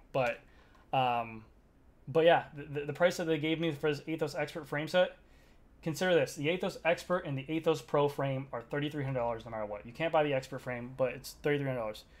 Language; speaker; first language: English; native; English